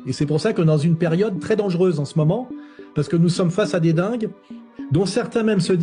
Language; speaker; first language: French; native; French